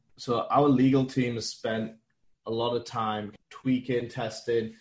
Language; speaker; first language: English; native; English